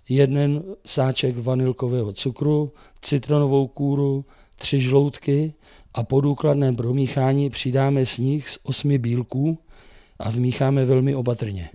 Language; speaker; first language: Czech; native; Czech